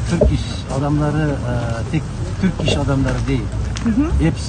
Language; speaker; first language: Turkish; non-native, learner; Kyrgyz